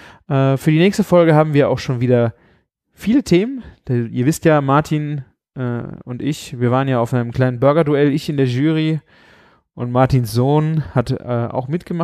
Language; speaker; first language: German; native; German